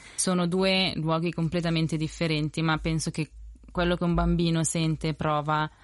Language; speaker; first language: Italian; early bilingual, other home language; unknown